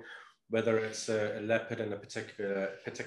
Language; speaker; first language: English; native; English